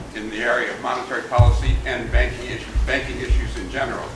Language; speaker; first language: English; native; English